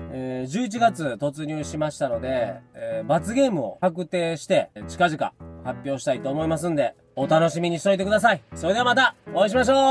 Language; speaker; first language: Japanese; native; Japanese